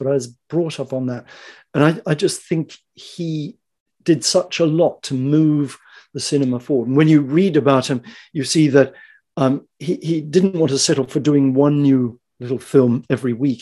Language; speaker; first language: English; native; English